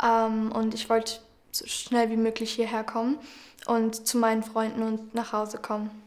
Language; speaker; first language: German; early bilingual, other home language; Georgian